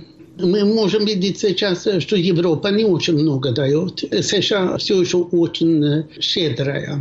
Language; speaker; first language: Russian; non-native, fluent; Swedish